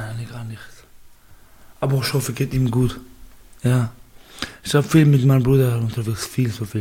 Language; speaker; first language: German; non-native, learner; Baluchi